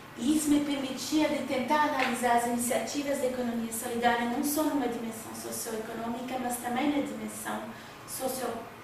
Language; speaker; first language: Portuguese; non-native, fluent; French